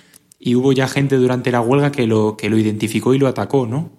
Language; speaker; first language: Spanish; native; Spanish